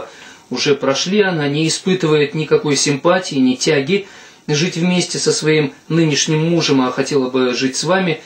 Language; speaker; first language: Russian; native; Russian